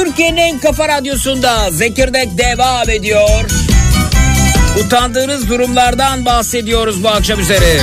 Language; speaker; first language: Turkish; native; Turkish